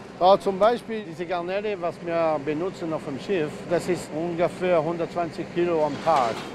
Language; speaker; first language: German; non-native, fluent; French